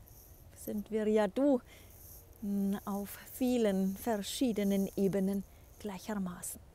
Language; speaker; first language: German; native; German